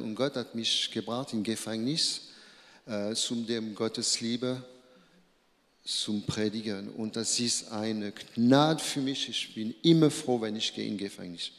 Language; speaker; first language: German; non-native, learner; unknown